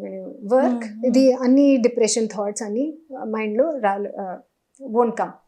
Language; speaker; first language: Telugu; non-native, learner; Hindi